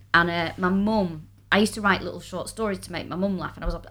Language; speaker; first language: English; native; English